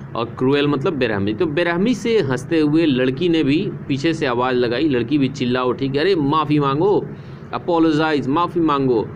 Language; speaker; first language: Hindi; native; Hindi